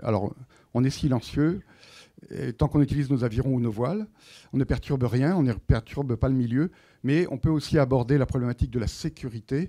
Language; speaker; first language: French; native; French